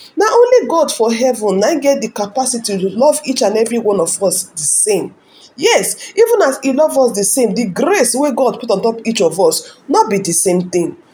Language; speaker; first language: Nigerian Pidgin; non-native, local second language; Igbo